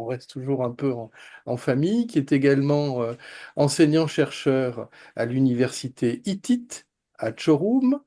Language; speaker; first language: French; native; French